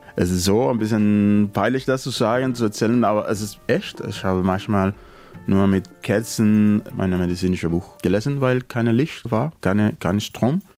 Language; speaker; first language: German; non-native, learner; Spanish